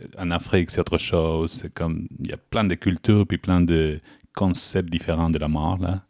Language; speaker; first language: French; non-native, fluent; Spanish